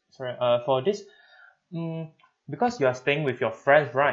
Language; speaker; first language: English; non-native, learner; Chinese